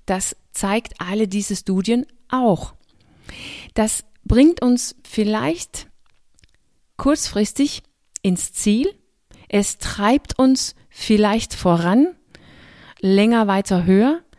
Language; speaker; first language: German; non-native, fluent; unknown